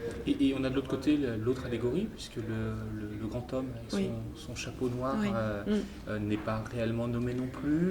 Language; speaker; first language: French; native; French